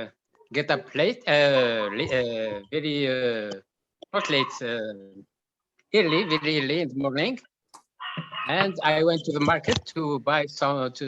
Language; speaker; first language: English; non-native, local second language; Arabic